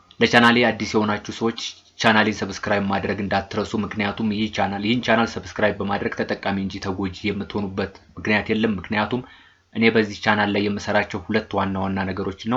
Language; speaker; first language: Amharic; native; Amharic